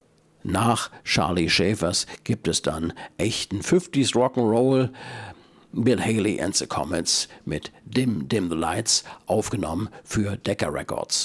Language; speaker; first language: German; native; German